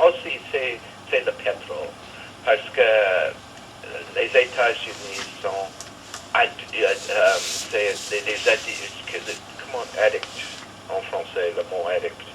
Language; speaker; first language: French; non-native, fluent; English